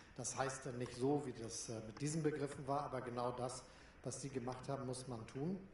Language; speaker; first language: German; native; German